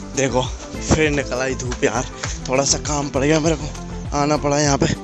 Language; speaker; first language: Hindi; native; Hindi